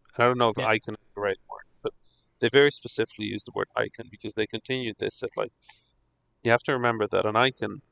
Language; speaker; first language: English; non-native, fluent; Dutch